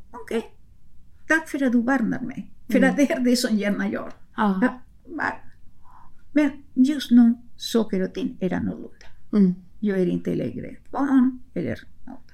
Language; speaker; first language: Swedish; non-native, fluent; Spanish